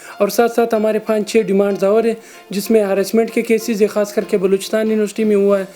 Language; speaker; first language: Urdu; non-native, local second language; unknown